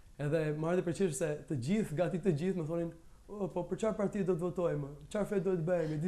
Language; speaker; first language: Albanian; early bilingual, heritage; Albanian